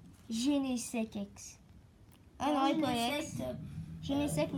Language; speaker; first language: French; native; French